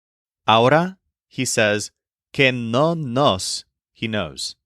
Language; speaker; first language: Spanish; non-native, fluent; English